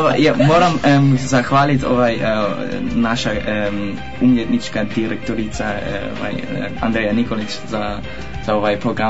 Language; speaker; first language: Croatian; non-native, learner; Dutch